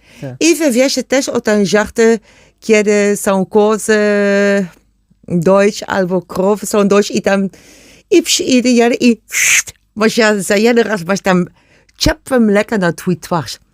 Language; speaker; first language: Polish; non-native, learner; German